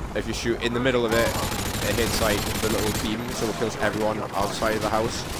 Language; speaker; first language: English; native; English